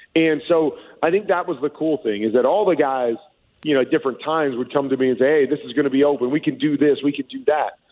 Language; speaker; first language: English; native; English